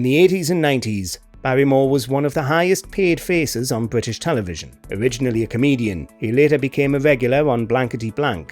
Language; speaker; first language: English; native; English